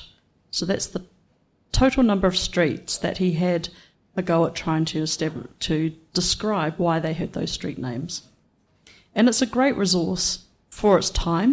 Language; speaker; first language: English; native; English